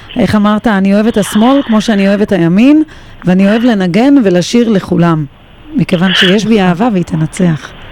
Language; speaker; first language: Hebrew; native; Hebrew